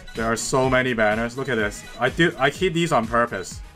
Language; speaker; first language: English; non-native, local second language; Cantonese